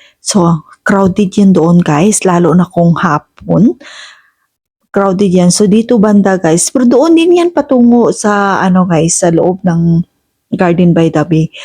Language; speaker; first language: Filipino; non-native, local second language; Hiligaynon